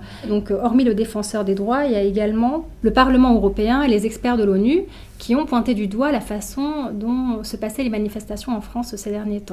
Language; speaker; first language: French; native; French